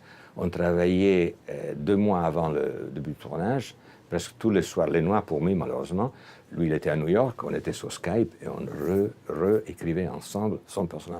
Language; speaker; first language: French; non-native, fluent; Italian